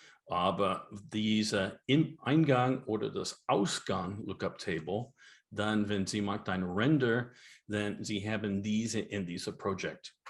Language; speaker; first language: German; non-native, learner; English